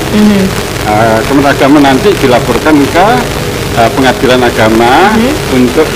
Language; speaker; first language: Indonesian; native; Indonesian